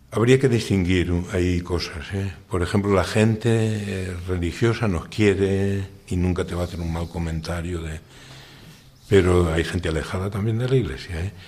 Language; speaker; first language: Spanish; native; Spanish